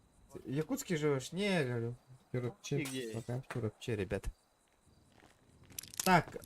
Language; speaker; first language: Russian; non-native, local second language; Yakut